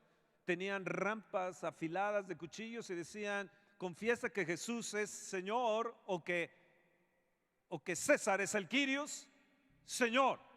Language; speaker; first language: Spanish; native; Spanish